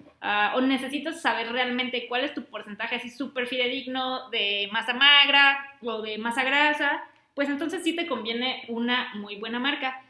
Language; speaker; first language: Spanish; native; Spanish